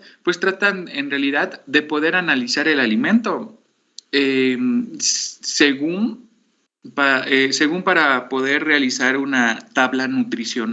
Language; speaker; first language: Spanish; native; Spanish